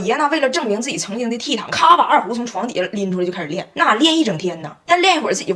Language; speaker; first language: Chinese; native; Chinese